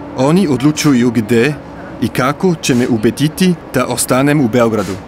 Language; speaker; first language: Serbian; non-native, learner; Swiss German